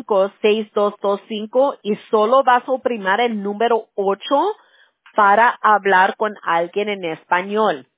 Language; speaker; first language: Spanish; early bilingual, heritage; English